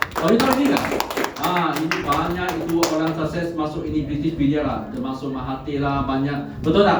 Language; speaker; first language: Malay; non-native, local second language; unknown